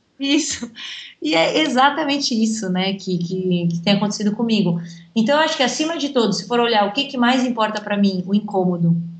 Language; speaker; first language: Portuguese; native; Portuguese